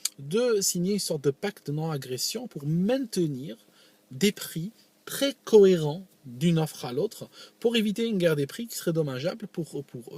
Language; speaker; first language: French; non-native, local second language; Arabic